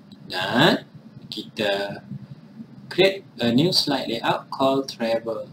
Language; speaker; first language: English; non-native, local second language; Malay